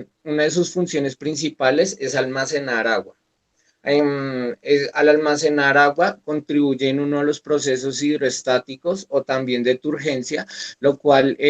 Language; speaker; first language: Spanish; native; Spanish